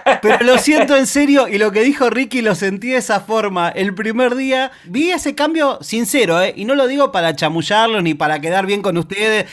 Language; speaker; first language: Spanish; native; Spanish